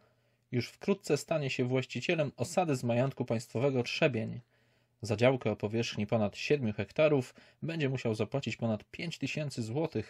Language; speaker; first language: Polish; native; Polish